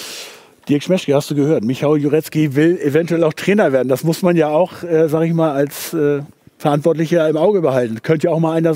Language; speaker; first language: German; native; German